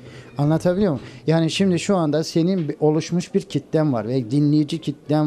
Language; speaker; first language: Turkish; native; Turkish